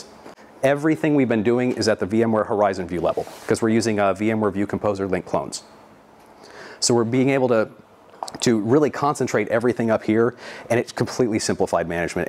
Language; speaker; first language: English; native; English